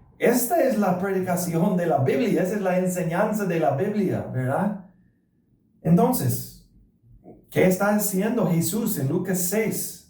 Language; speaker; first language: Spanish; non-native, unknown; English